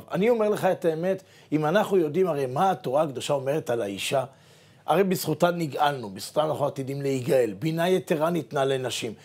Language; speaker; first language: Hebrew; native; Hebrew